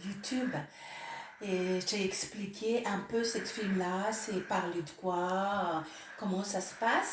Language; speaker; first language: French; non-native, local second language; Malagasy